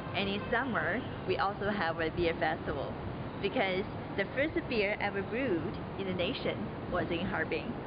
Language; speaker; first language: English; non-native, fluent; Chinese